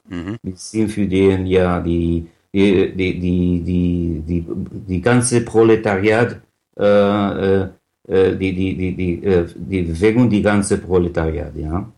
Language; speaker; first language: German; non-native, learner; Catalan